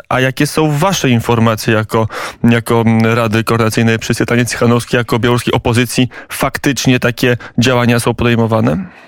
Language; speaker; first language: Polish; native; Polish